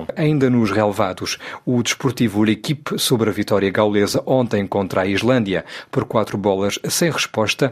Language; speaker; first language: Portuguese; native; Portuguese